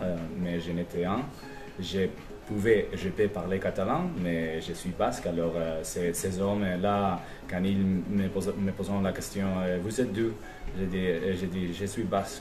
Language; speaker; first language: French; non-native, fluent; Spanish